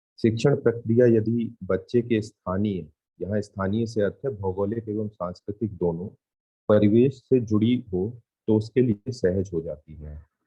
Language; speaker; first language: Hindi; native; Hindi